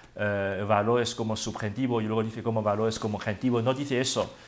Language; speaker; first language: Spanish; non-native, learner; Wu Chinese